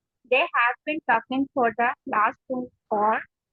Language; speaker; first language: English; non-native, learner; Urdu